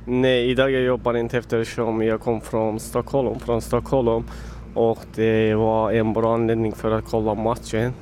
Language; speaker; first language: Swedish; non-native, learner; Turkish